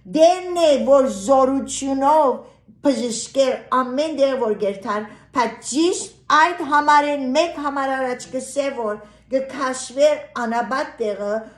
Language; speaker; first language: Armenian; early bilingual, heritage; Armenian